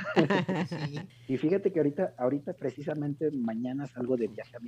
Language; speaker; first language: Spanish; native; Spanish